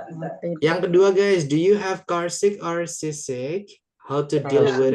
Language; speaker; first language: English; non-native, fluent; Indonesian